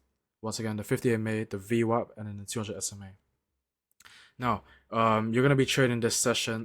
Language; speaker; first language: English; native; English